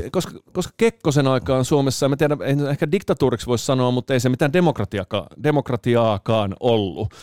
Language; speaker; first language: Finnish; early bilingual, heritage; Finnish